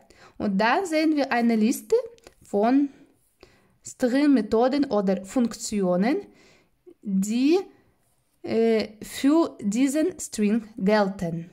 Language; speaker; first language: German; non-native, fluent; Russian